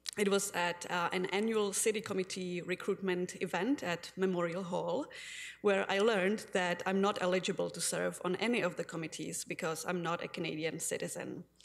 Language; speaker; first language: English; non-native, fluent; Czech